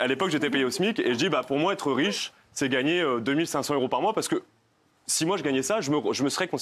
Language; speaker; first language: French; native; French